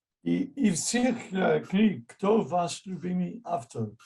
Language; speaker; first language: Russian; non-native, fluent; English